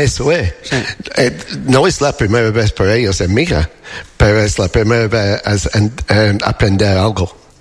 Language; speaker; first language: Spanish; non-native, learner; English